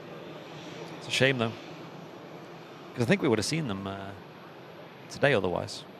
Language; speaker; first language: English; native; English